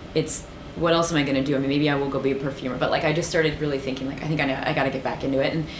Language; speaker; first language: English; native; English